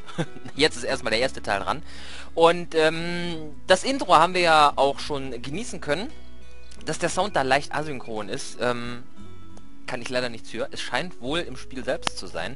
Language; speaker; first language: German; native; German